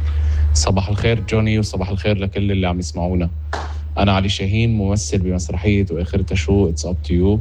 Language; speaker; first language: Arabic; native; Arabic